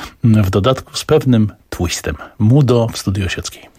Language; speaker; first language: Polish; native; Polish